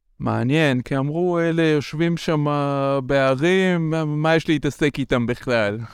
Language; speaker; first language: Hebrew; native; Hebrew